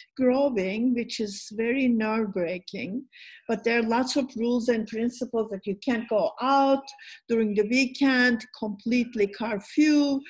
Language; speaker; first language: English; non-native, fluent; Turkish